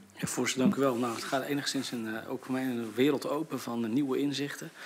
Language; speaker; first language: Dutch; native; Dutch